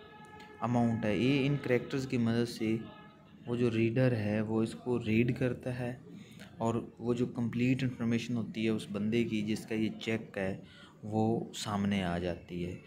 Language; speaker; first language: Hindi; non-native, local second language; Punjabi